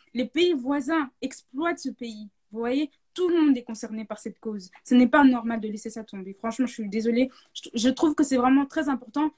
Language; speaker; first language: French; native; French